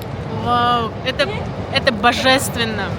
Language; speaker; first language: Russian; non-native, local second language; Uzbek